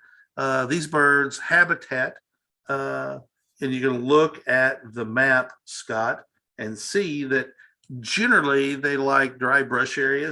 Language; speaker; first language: English; native; English